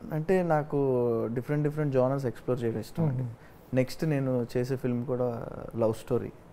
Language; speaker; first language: Telugu; native; Telugu